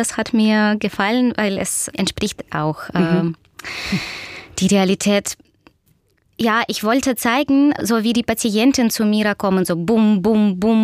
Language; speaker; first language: German; non-native, fluent; Russian